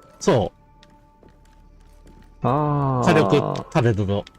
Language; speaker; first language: Japanese; native; Japanese